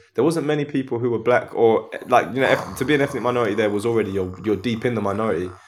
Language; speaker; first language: English; native; English